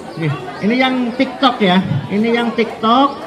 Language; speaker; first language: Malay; non-native, local second language; Javanese